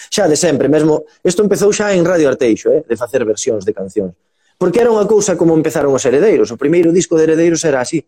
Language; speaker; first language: Galician; native; Galician